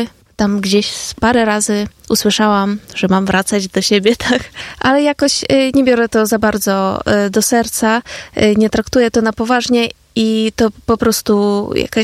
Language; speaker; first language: Polish; non-native, fluent; Ukrainian